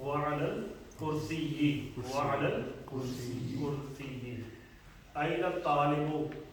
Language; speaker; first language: Arabic; non-native, fluent; Urdu